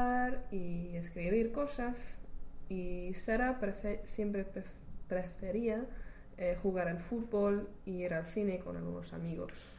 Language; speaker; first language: Spanish; non-native, learner; English